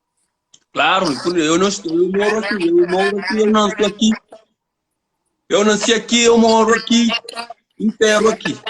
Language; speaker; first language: Portuguese; non-native, learner; Kabuverdianu